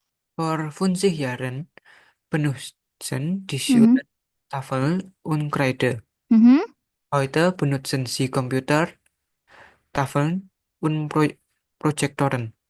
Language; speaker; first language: German; non-native, learner; Indonesian